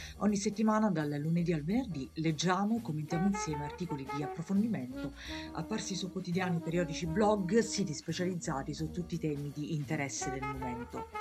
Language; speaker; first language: Italian; native; Italian